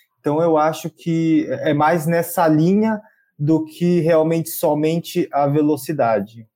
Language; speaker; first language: Portuguese; native; Portuguese